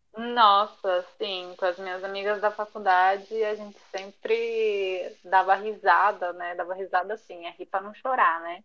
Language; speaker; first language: Portuguese; early bilingual, other home language; Japanese